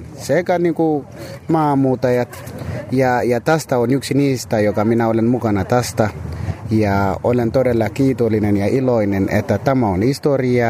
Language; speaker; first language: Finnish; non-native, fluent; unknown